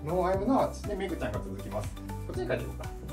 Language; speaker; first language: Japanese; native; Japanese